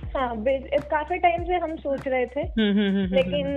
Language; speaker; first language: Hindi; native; Hindi